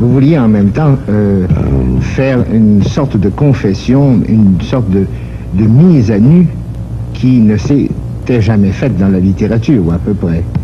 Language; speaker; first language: French; native; French